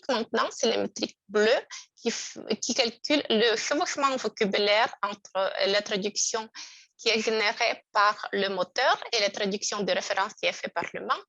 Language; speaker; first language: French; non-native, fluent; Russian